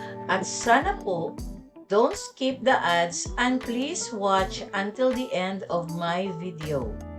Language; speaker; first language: English; non-native, local second language; Filipino